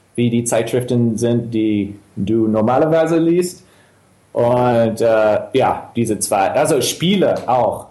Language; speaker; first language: German; non-native, fluent; English